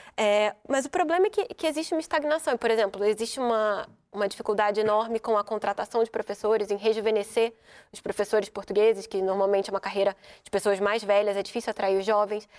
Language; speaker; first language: Portuguese; native; Portuguese